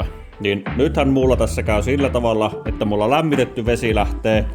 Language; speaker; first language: Finnish; native; Finnish